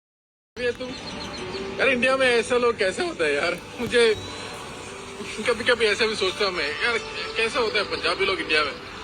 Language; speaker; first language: Hindi; non-native, local second language; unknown